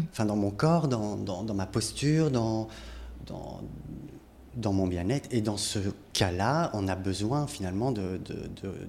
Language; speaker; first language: French; native; French